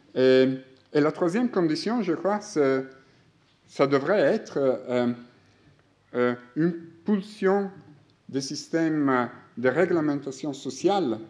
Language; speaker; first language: French; non-native, fluent; Greek